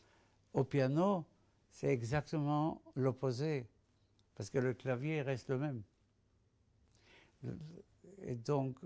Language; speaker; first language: French; non-native, fluent; Spanish